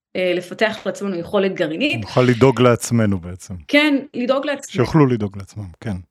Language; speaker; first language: Hebrew; early bilingual, other home language; Hindi